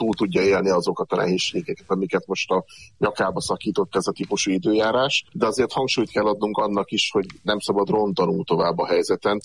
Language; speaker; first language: Hungarian; native; Hungarian